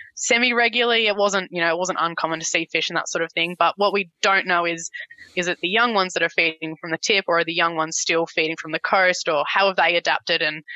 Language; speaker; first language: English; native; English